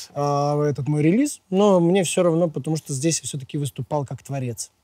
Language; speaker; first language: Russian; native; Russian